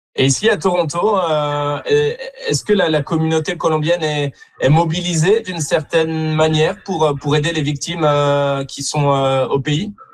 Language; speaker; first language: French; native; French